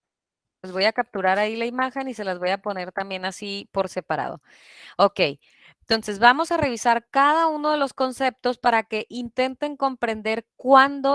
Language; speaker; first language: Spanish; native; Spanish